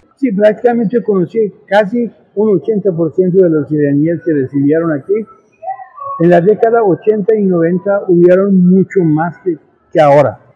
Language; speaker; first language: Spanish; non-native, fluent; Persian